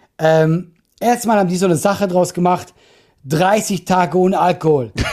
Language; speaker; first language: German; non-native, fluent; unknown